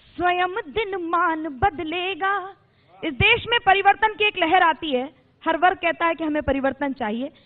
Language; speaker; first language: Hindi; native; Hindi